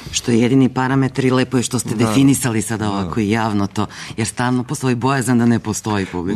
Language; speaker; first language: Serbian; native; Serbian